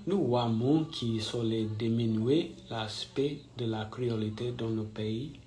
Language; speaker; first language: French; non-native, fluent; English